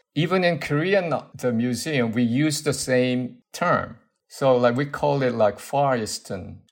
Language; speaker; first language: English; non-native, fluent; Korean